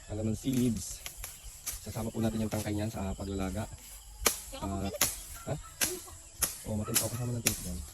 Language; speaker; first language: Filipino; native; Filipino